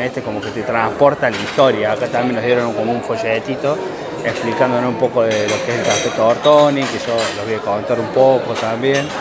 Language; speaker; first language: Spanish; native; Spanish